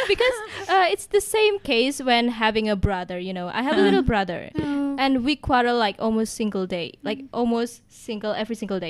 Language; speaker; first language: English; non-native, fluent; Indonesian